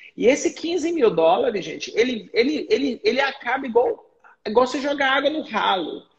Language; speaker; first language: Portuguese; native; Portuguese